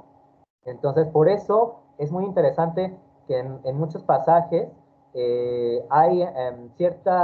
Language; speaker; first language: Spanish; native; Spanish